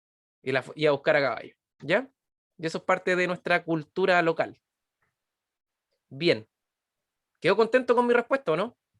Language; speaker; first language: Spanish; native; Spanish